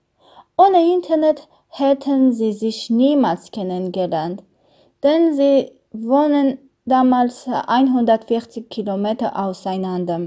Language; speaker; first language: German; non-native, learner; Armenian